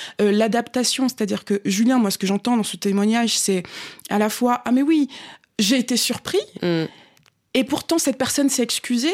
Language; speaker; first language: French; early bilingual, other home language; Lingala